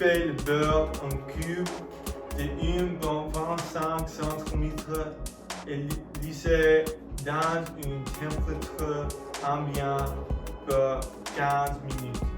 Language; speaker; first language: French; non-native, learner; English